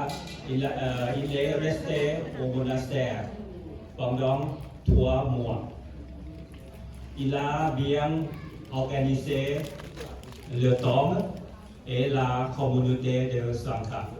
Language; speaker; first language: French; non-native, learner; Thai